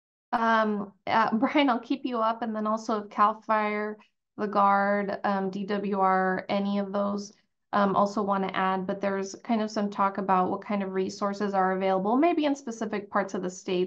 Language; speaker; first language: English; early bilingual, other home language; Spanish